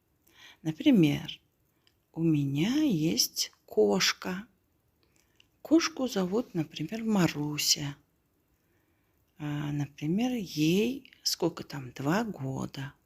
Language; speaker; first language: Russian; non-native, local second language; Kazakh